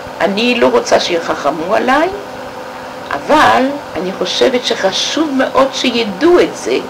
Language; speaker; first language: Hebrew; non-native, fluent; French